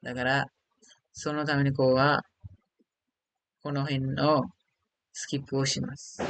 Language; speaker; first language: Japanese; non-native, learner; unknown